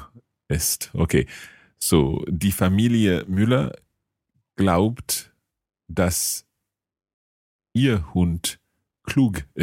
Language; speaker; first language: German; non-native, fluent; English